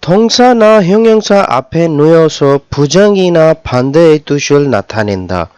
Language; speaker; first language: Korean; non-native, fluent; Urdu